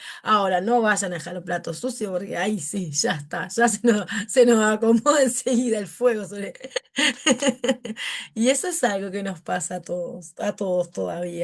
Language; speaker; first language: Spanish; native; Spanish